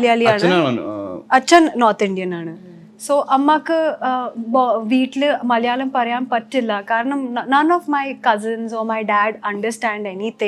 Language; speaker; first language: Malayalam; non-native, local second language; Hindi